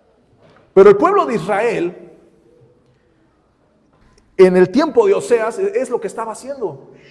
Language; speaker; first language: Spanish; native; Spanish